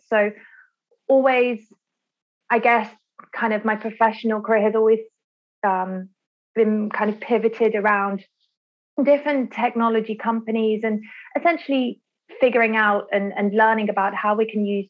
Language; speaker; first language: English; native; English